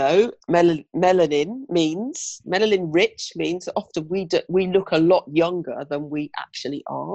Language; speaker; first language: English; native; English